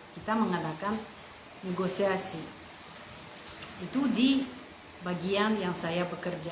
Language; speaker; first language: Indonesian; non-native, fluent; Russian